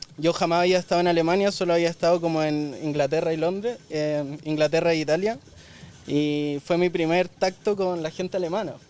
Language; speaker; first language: Spanish; native; Spanish